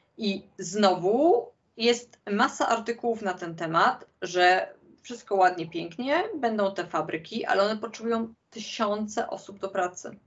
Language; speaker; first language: Polish; native; Polish